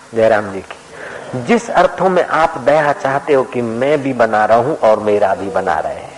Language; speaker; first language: Hindi; non-native, local second language; Sindhi